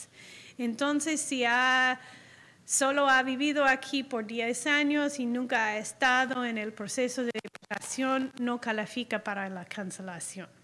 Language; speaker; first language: Spanish; non-native, fluent; English